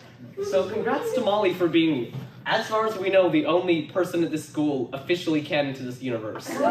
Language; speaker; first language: English; native; English